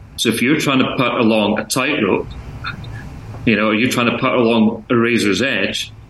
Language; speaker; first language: English; native; English